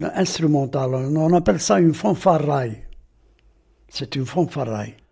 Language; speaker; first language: French; non-native, local second language; Arabic